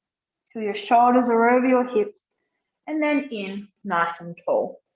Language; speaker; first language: English; native; English